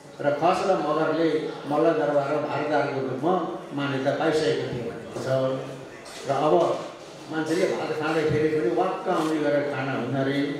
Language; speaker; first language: Nepali; native; Nepali